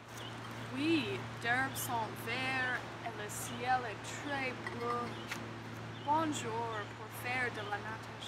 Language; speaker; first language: French; non-native, learner; English